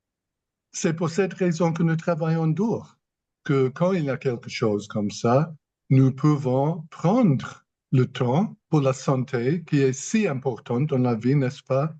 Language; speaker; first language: French; non-native, fluent; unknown